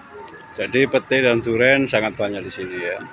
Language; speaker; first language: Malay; non-native, local second language; Javanese